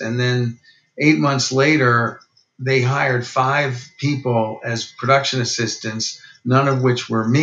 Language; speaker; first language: English; native; English